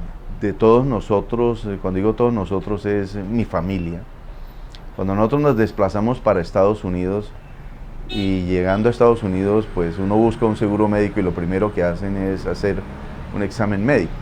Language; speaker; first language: Spanish; native; Spanish